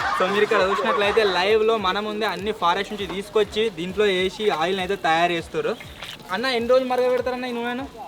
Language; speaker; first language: Telugu; native; Telugu